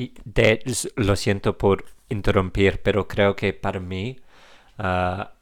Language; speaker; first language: Spanish; non-native, fluent; English